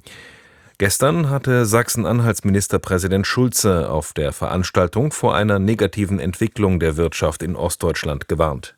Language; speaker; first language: German; native; German